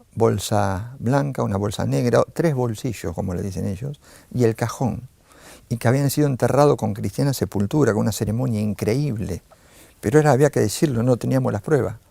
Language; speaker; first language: Spanish; native; Spanish